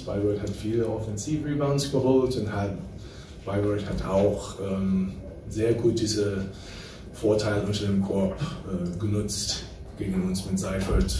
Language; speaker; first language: German; non-native, fluent; English